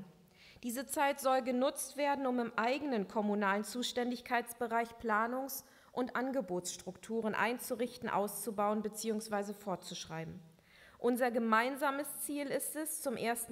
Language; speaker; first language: German; native; German